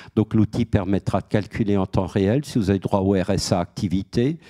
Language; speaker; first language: French; native; French